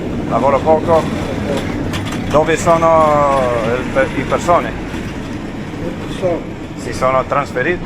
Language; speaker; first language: Italian; non-native, learner; English